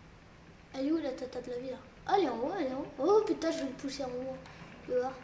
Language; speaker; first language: French; native; French